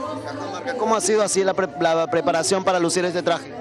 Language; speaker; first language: Spanish; native; Spanish